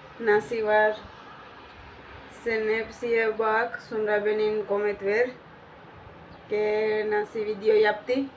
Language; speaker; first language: Turkish; non-native, learner; Gujarati